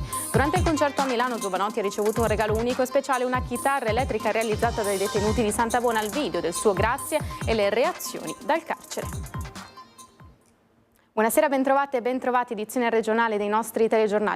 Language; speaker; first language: Italian; native; Italian